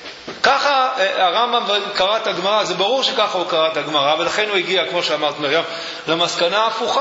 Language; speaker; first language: Hebrew; native; Hebrew